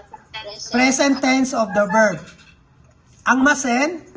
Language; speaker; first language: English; non-native, local second language; Filipino